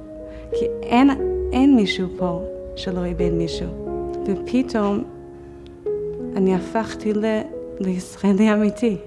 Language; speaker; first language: Hebrew; non-native, fluent; English